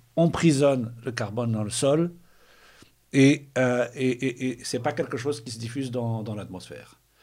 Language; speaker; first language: French; non-native, local second language; Arabic